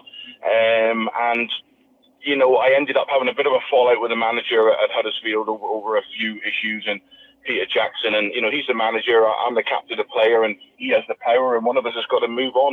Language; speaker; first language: English; native; English